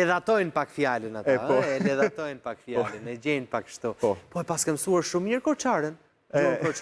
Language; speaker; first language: Albanian; native; Albanian